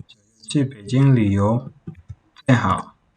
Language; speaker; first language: Chinese; non-native, fluent; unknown